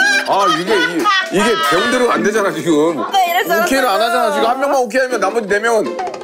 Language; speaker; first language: Korean; native; Korean